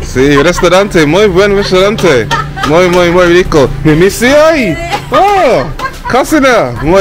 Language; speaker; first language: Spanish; non-native, learner; English